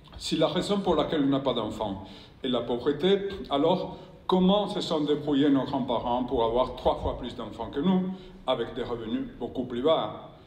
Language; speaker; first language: French; non-native, fluent; Spanish